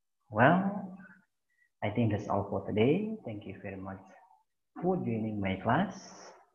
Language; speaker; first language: English; non-native, fluent; Indonesian